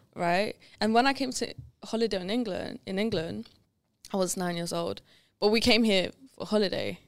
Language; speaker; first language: English; non-native, fluent; Lithuanian